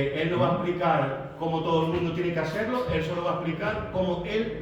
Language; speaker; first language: Spanish; native; Spanish